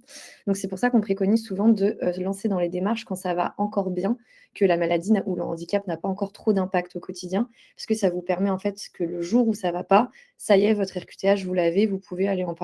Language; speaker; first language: French; native; French